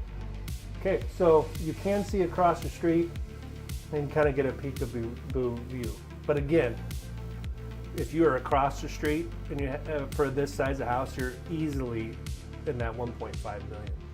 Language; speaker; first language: English; native; English